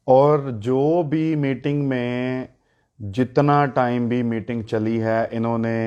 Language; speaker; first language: Hindi; non-native, local second language; Punjabi